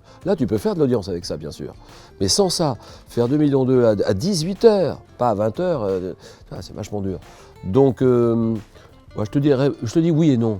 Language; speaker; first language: French; native; French